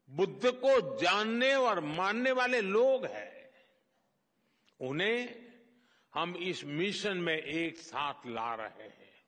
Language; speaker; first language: Hindi; non-native, local second language; Gujarati